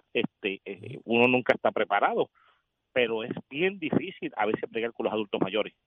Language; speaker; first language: Spanish; native; Spanish